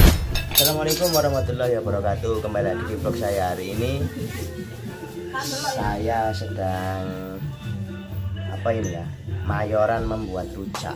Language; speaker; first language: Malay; non-native, local second language; Javanese